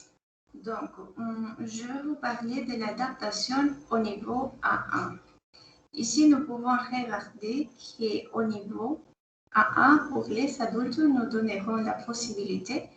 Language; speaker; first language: French; non-native, learner; Spanish